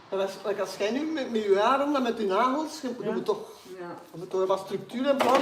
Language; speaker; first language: Dutch; native; Dutch